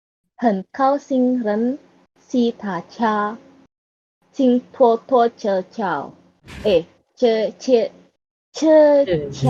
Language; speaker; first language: Chinese; non-native, learner; Indonesian